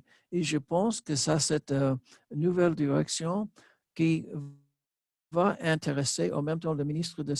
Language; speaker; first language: French; non-native, learner; English